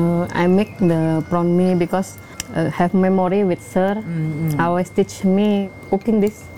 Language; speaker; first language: English; non-native, learner; Indonesian